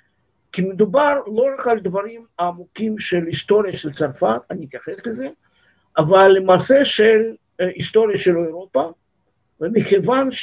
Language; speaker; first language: Hebrew; non-native, fluent; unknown